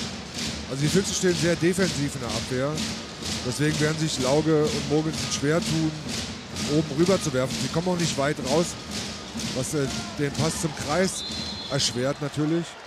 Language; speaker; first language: German; native; German